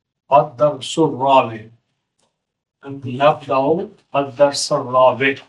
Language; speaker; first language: Arabic; non-native, fluent; Urdu